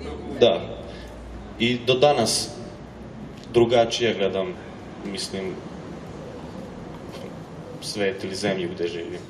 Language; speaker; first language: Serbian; non-native, local second language; Hungarian